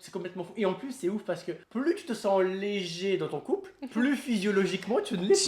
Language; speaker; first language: French; native; French